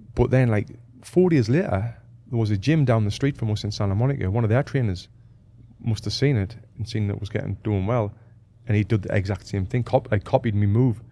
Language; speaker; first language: English; native; English